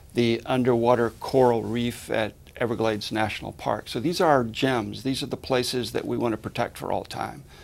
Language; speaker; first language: English; native; English